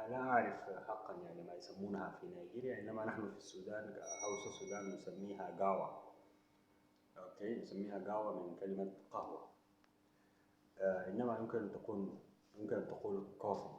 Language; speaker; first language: Arabic; non-native, local second language; Hausa